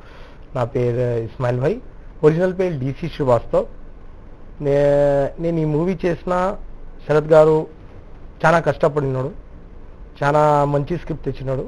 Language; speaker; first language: Telugu; non-native, local second language; Urdu